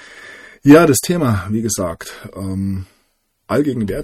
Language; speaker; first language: German; native; German